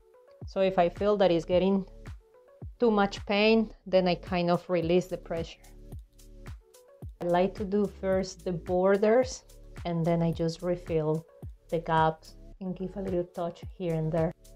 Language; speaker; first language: English; non-native, fluent; Spanish